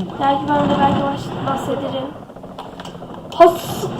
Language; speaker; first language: Turkish; native; Turkish